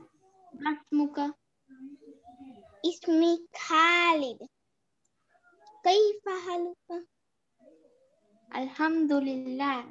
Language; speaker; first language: Arabic; non-native, learner; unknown